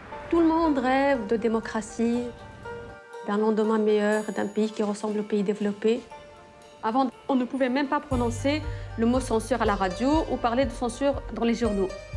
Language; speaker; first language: French; non-native, local second language; Arabic